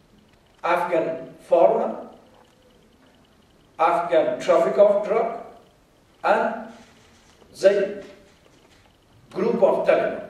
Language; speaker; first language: English; non-native, fluent; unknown